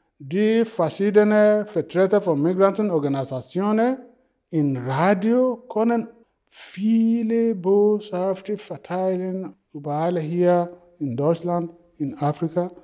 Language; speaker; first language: German; non-native, fluent; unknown